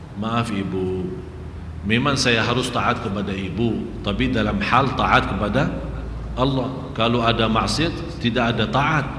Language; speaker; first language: Malay; non-native, fluent; Arabic